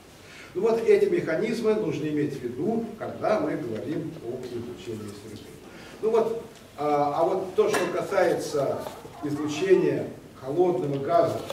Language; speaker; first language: Russian; native; Russian